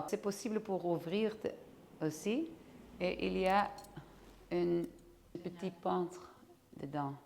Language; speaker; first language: French; non-native, fluent; Dutch